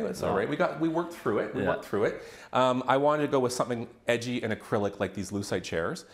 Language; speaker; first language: English; native; English